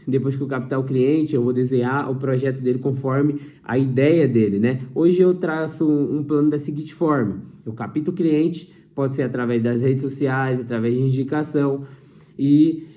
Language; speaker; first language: Portuguese; native; Portuguese